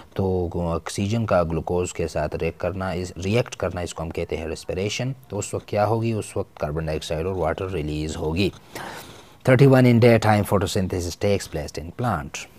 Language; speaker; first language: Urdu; non-native, local second language; Pashto